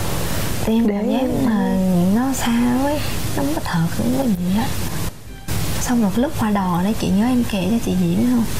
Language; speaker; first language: Vietnamese; native; Vietnamese